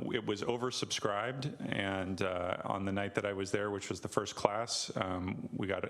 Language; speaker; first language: English; native; English